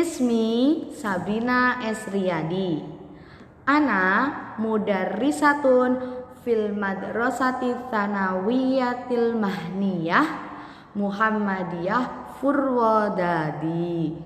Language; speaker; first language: Arabic; non-native, fluent; Indonesian